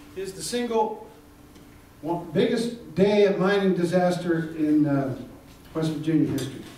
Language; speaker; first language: English; native; English